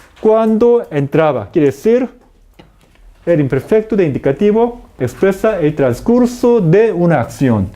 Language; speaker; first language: Spanish; non-native, fluent; Korean